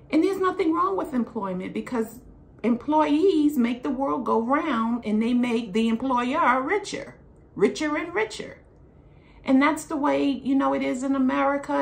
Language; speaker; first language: English; native; English